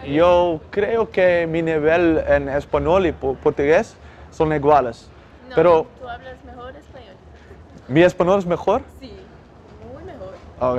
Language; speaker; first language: Spanish; non-native, learner; Dutch